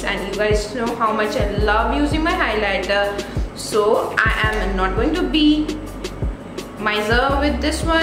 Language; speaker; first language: English; non-native, local second language; Bangla